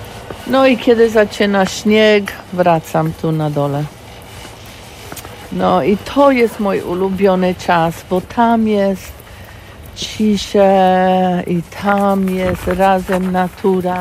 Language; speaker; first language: Polish; non-native, learner; English